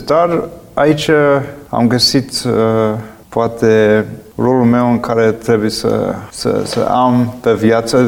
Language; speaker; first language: Romanian; non-native, fluent; English